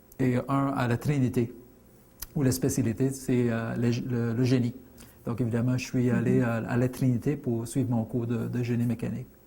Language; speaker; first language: French; non-native, fluent; English